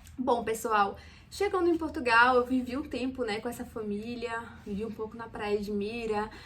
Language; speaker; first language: Portuguese; native; Portuguese